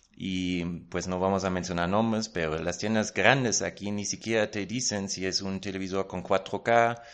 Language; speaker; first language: Spanish; non-native, fluent; German